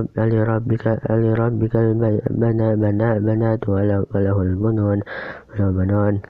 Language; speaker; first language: Arabic; non-native, learner; Indonesian